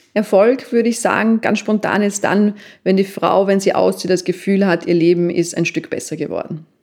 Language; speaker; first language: German; native; German